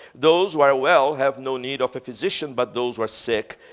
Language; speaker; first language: English; non-native, fluent; Portuguese